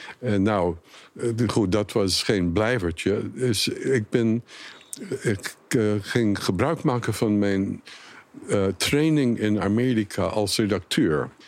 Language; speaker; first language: Dutch; non-native, fluent; English